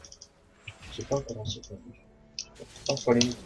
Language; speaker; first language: French; native; French